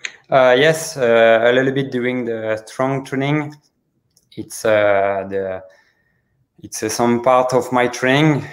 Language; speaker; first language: English; non-native, learner; French